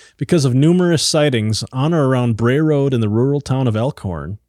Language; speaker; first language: English; native; English